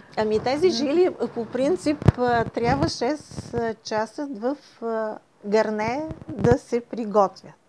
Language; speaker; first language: Bulgarian; native; Bulgarian